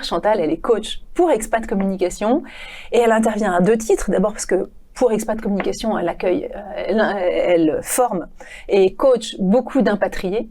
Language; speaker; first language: French; native; French